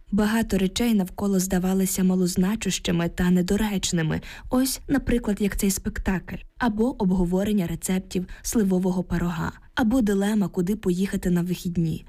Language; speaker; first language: Ukrainian; native; Ukrainian